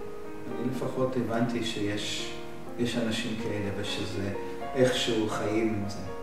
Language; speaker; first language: Hebrew; non-native, fluent; English